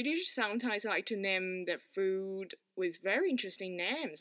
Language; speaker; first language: English; non-native, fluent; Chinese